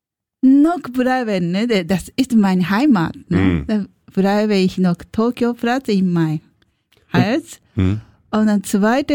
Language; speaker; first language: German; non-native, learner; Japanese